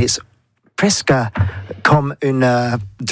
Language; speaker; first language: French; non-native, learner; English